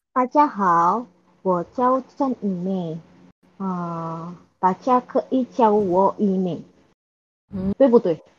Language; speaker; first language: Chinese; non-native, learner; Indonesian